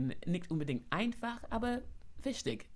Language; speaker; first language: German; non-native, fluent; English